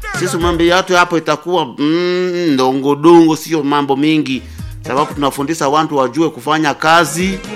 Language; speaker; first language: Swahili; non-native, local second language; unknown